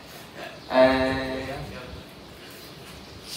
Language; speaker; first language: English; non-native, learner; Chinese